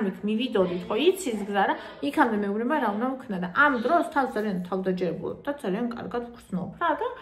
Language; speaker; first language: Georgian; native; Georgian